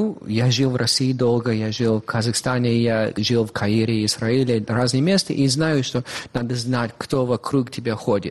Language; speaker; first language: Russian; non-native, fluent; English